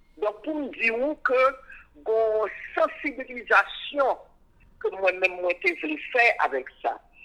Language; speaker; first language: French; non-native, local second language; Haitian Creole